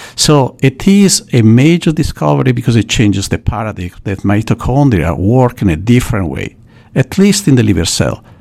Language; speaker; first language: English; non-native, fluent; Italian